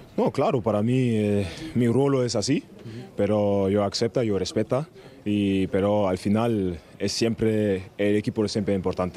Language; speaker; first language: Spanish; non-native, learner; German